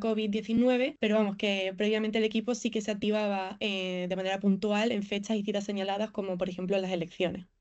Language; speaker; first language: Spanish; native; Spanish